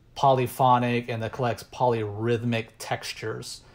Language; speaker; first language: English; native; English